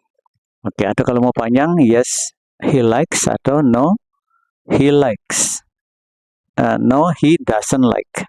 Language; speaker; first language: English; non-native, learner; Indonesian